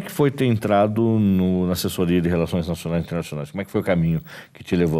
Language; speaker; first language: Portuguese; native; Portuguese